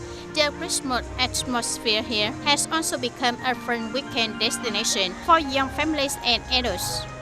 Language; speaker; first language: English; non-native, fluent; Vietnamese